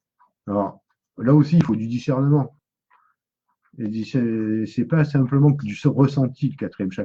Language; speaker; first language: French; native; French